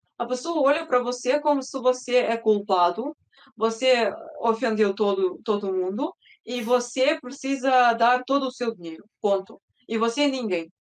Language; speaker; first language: Portuguese; early bilingual, other home language; Russian